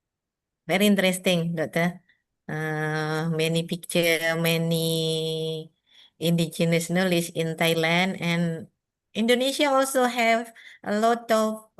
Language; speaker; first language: English; non-native, fluent; Indonesian